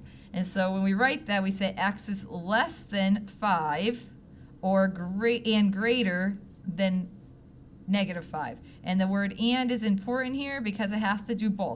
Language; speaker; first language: English; native; English